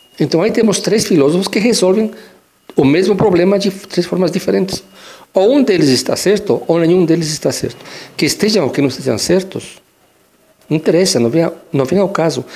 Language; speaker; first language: Portuguese; non-native, fluent; Spanish